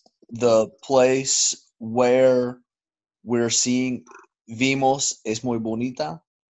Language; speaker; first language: Spanish; non-native, learner; English